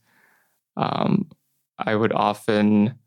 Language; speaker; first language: English; native; English